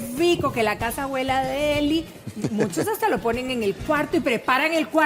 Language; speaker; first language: Spanish; native; Spanish